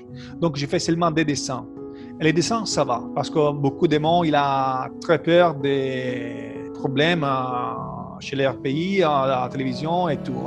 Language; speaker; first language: French; non-native, learner; Italian